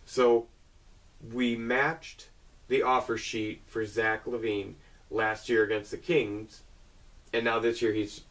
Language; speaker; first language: English; native; English